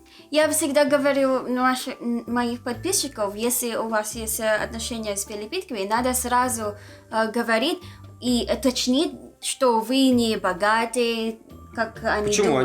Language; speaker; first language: Russian; non-native, learner; Filipino